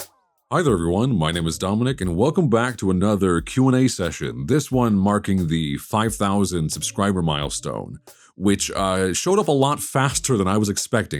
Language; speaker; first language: English; native; English